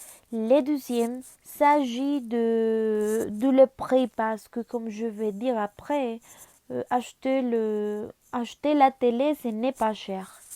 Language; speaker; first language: French; non-native, learner; Spanish